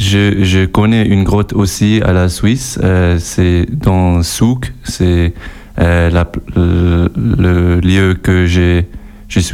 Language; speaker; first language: French; non-native, local second language; German